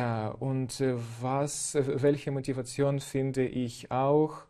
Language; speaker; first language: German; non-native, fluent; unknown